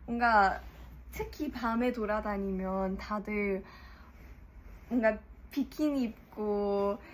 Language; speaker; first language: Korean; early bilingual, heritage; English